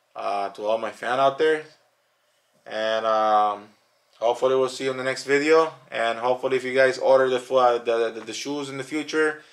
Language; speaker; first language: English; native; English